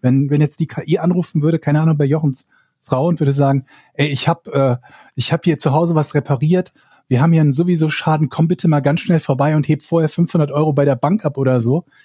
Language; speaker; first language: German; native; German